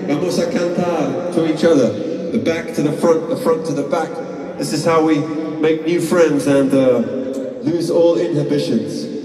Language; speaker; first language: English; native; English